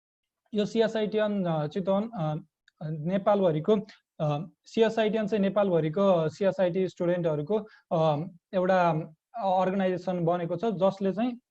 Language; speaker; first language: Nepali; native; Nepali